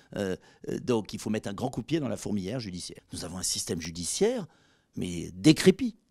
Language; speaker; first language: French; native; French